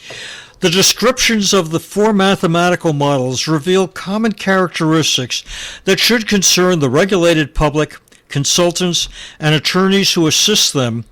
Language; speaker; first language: English; native; English